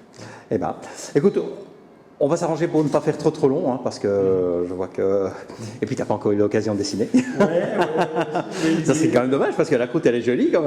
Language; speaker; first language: French; native; French